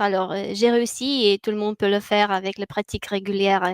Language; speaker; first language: French; non-native, fluent; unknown